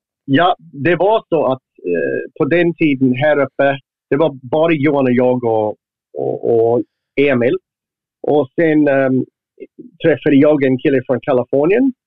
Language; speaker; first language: Swedish; non-native, fluent; English